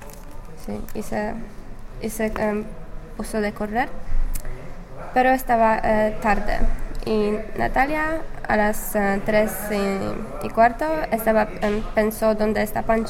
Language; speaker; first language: Spanish; non-native, learner; English